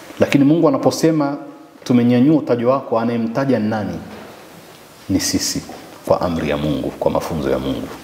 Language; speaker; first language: Swahili; native; Swahili